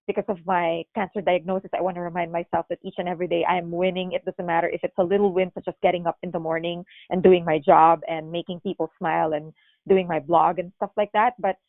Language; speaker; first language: English; non-native, local second language; Filipino